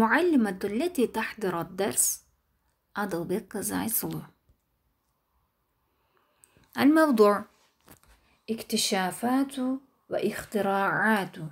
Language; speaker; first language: Arabic; non-native, fluent; Kyrgyz